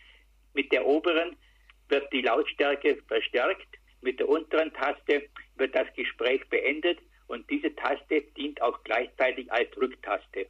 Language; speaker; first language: German; native; German